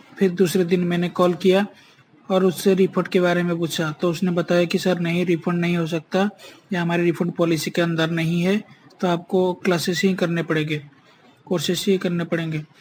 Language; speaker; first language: Hindi; native; Hindi